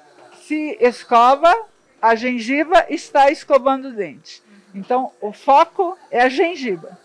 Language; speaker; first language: Portuguese; non-native, learner; Spanish